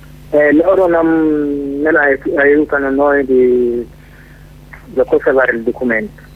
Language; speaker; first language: Italian; non-native, learner; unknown